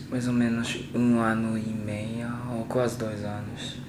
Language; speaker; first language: Portuguese; non-native, learner; Japanese